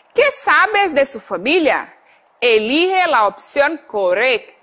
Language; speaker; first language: Spanish; non-native, fluent; Portuguese